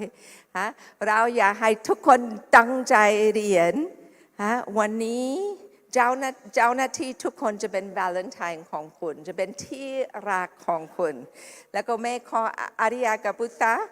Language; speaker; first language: Thai; non-native, fluent; English